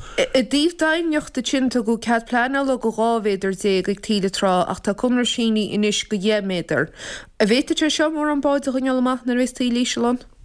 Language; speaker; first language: Irish; native; Irish